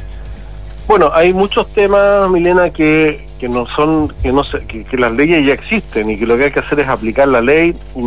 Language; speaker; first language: Spanish; native; Spanish